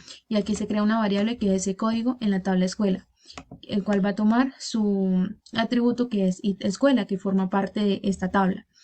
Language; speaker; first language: Spanish; native; Spanish